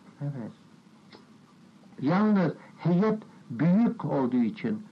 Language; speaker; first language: Turkish; non-native, fluent; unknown